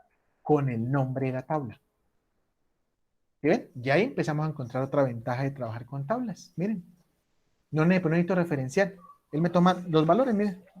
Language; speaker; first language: Spanish; native; Spanish